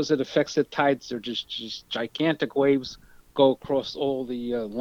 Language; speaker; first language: English; native; English